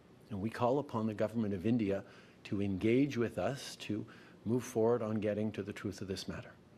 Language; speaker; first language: English; native; English